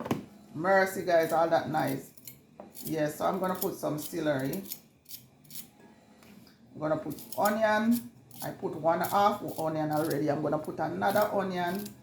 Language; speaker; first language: English; non-native, local second language; Jamaican Creole English